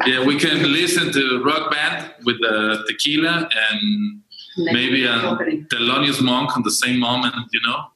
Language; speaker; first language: English; non-native, learner; Spanish